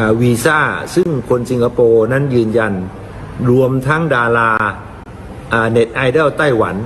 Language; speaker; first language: Thai; native; Thai